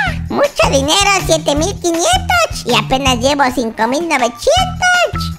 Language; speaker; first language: Spanish; native; Spanish